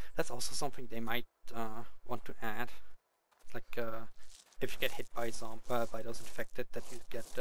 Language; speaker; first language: English; non-native, fluent; Swiss German